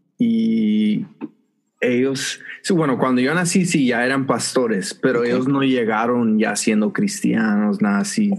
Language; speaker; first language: Spanish; early bilingual, heritage; Spanish